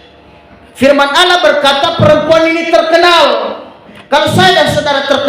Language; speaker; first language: Indonesian; native; Indonesian